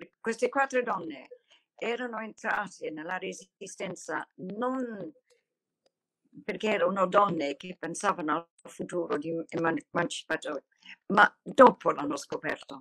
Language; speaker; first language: Italian; non-native, fluent; English